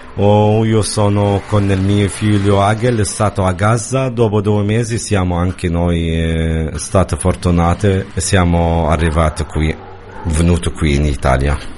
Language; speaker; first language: Italian; non-native, learner; Arabic